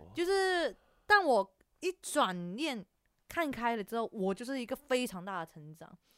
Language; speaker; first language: Chinese; non-native, local second language; Cantonese